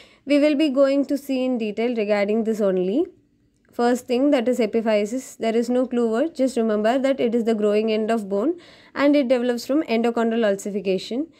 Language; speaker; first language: English; non-native, local second language; Tamil